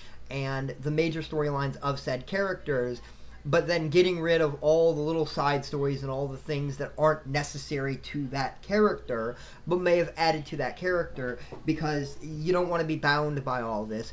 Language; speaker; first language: English; native; English